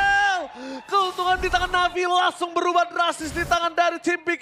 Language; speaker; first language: Indonesian; native; Indonesian